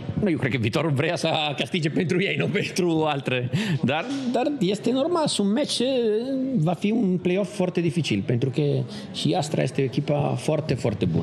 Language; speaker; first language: Romanian; non-native, learner; Italian